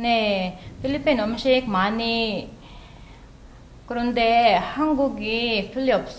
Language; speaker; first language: Korean; non-native, learner; Filipino